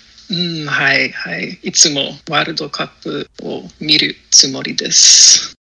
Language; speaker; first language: Japanese; non-native, learner; English